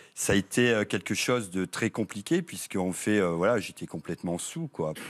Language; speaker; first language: French; native; French